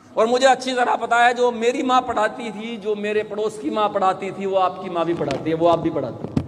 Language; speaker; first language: Hindi; native; Hindi